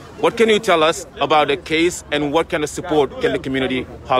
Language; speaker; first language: English; non-native, fluent; Wolof